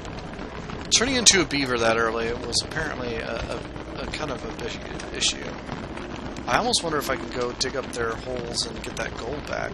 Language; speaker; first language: English; native; English